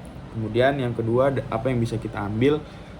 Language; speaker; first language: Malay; non-native, local second language; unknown